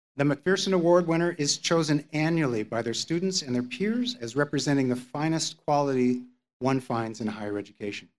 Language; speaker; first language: English; native; English